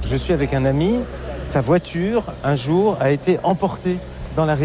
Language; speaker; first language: French; native; French